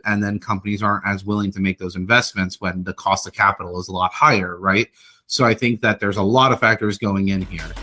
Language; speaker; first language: English; native; English